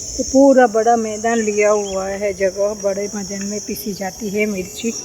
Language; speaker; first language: Hindi; non-native, local second language; Gujarati